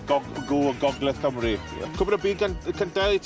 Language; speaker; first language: Welsh; non-native, learner; English